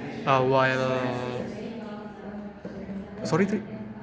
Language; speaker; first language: English; non-native, learner; Indonesian